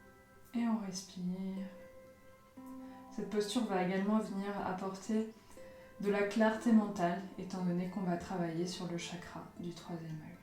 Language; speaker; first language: French; native; French